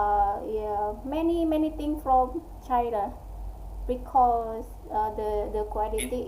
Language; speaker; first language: English; non-native, learner; Indonesian